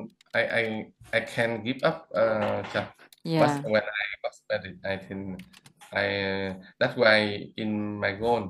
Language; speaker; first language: English; non-native, learner; Vietnamese